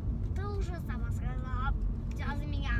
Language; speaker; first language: Russian; early bilingual, heritage; Russian